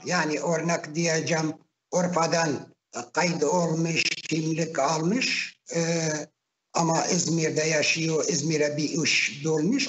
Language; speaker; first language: Turkish; non-native, fluent; Arabic